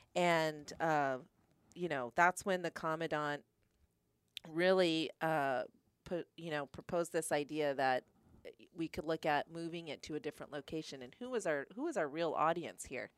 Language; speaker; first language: English; native; English